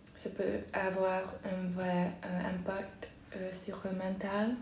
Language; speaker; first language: French; non-native, fluent; Hungarian